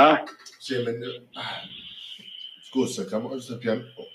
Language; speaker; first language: Italian; early bilingual, heritage; English